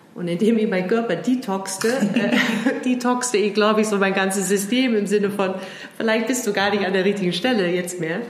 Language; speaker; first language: German; early bilingual, heritage; German